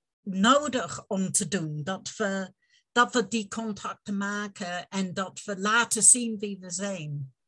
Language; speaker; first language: Dutch; non-native, fluent; English